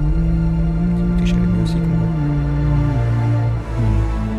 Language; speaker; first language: French; native; French